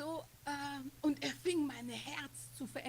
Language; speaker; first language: German; non-native, fluent; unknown